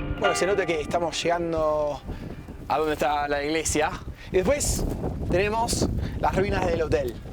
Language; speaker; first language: Spanish; non-native, fluent; English